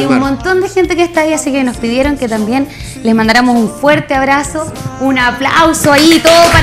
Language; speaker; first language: Spanish; native; Spanish